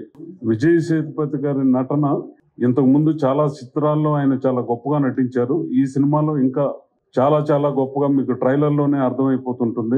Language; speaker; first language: Telugu; native; Telugu